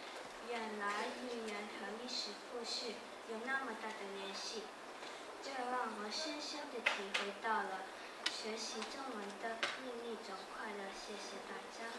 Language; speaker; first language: Chinese; non-native, learner; Japanese